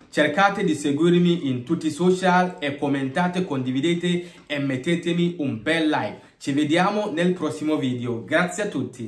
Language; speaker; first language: Italian; non-native, fluent; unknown